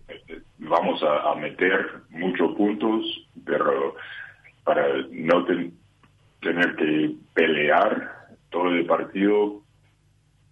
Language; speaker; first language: Spanish; non-native, learner; English